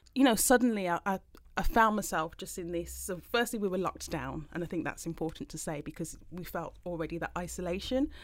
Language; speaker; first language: English; native; English